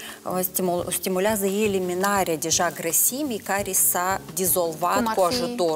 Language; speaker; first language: Romanian; non-native, local second language; Russian